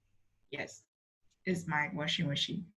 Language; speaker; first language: English; non-native, learner; Vietnamese